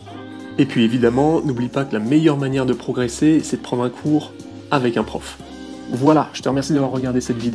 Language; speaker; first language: French; native; French